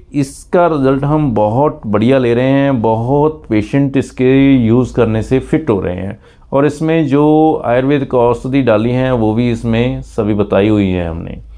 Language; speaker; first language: Hindi; non-native, local second language; Punjabi